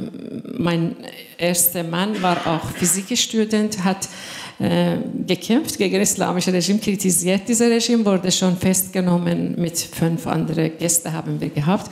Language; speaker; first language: German; non-native, fluent; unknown